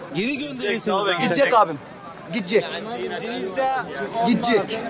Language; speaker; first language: Turkish; non-native, fluent; Arabic